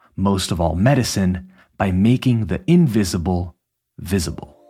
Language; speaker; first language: English; native; English